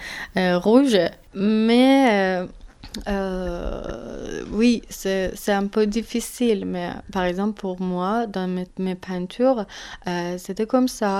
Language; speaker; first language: French; non-native, learner; Persian